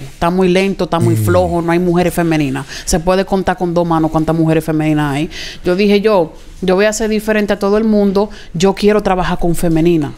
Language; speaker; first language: Spanish; early bilingual, heritage; Spanish